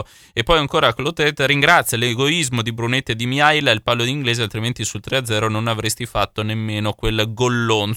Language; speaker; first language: Italian; native; Italian